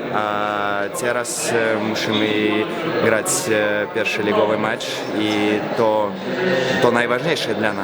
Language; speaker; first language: Polish; non-native, learner; Belarusian